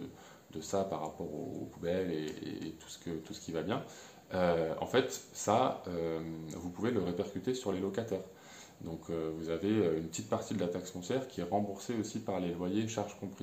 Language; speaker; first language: French; native; French